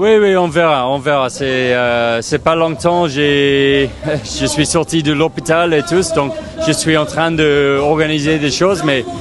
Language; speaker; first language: French; non-native, fluent; English